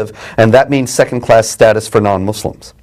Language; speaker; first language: English; native; English